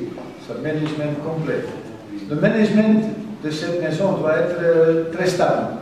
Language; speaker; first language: French; non-native, fluent; German